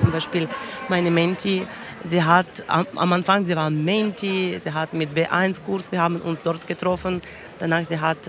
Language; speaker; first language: German; non-native, learner; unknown